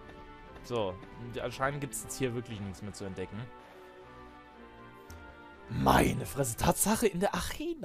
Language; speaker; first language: German; native; German